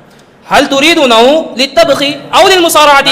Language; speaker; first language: Arabic; non-native, learner; Urdu